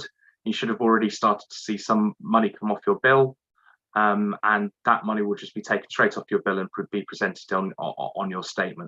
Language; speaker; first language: English; native; English